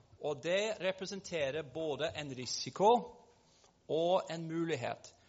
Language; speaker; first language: Norwegian; non-native, fluent; English